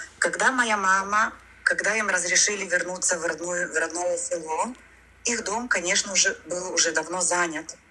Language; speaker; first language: Russian; non-native, local second language; Ukrainian